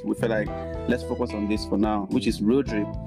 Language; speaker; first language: English; non-native, local second language; Yoruba